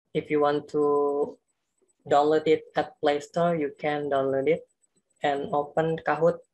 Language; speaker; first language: English; non-native, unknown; Indonesian